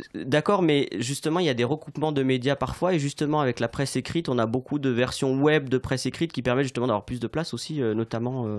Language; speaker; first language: French; native; French